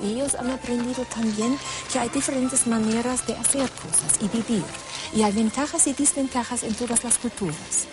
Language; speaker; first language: Spanish; non-native, fluent; German